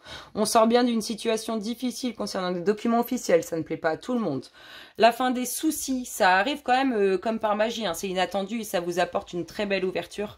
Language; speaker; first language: French; native; French